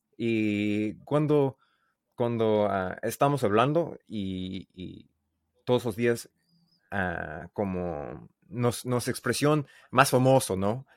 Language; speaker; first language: Spanish; non-native, learner; English